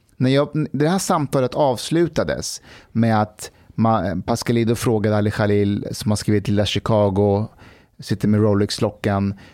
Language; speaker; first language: Swedish; early bilingual, other home language; Persian